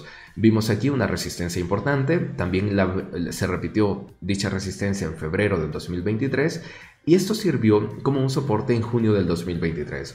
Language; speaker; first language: Spanish; native; Spanish